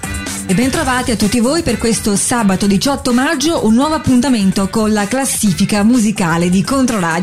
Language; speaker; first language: Italian; native; Italian